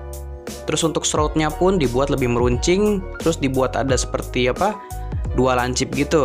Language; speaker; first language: Indonesian; native; Indonesian